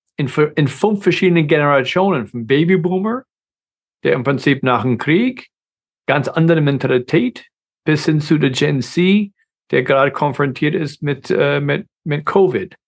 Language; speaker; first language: German; non-native, fluent; English